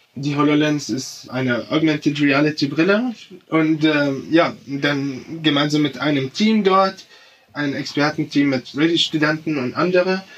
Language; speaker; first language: German; non-native, fluent; Arabic